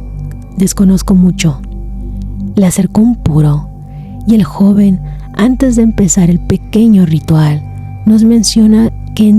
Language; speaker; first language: Spanish; native; Spanish